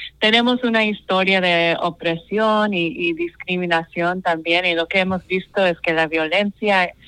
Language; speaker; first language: Spanish; non-native, fluent; English